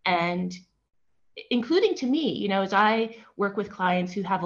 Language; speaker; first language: English; native; English